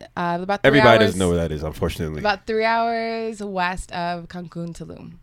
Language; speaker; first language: English; native; English